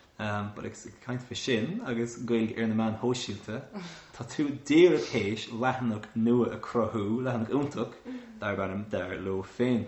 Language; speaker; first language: Irish; non-native, local second language; English